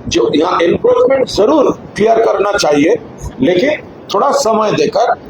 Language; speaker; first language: Hindi; non-native, local second language; Bangla